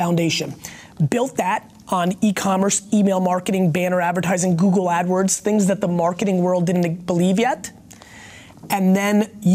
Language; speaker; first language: English; early bilingual, other home language; Russian